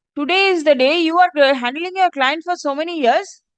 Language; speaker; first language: English; non-native, local second language; Bangla